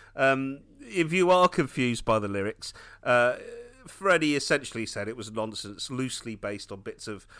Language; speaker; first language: English; early bilingual, other home language; Hindi